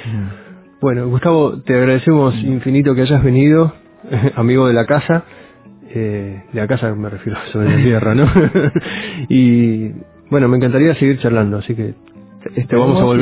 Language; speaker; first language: Spanish; native; Spanish